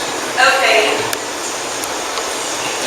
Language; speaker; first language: English; native; English